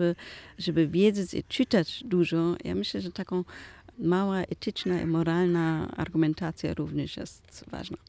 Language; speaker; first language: Polish; non-native, learner; German